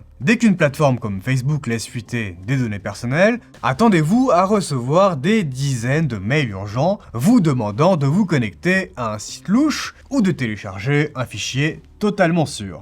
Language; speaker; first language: French; native; French